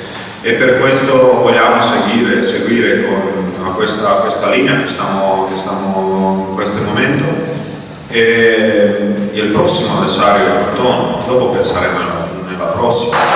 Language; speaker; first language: Italian; non-native, fluent; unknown